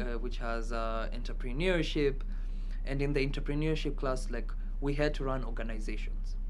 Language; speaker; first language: English; non-native, local second language; Kikuyu